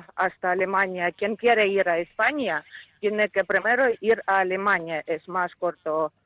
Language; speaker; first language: Spanish; non-native, fluent; Ukrainian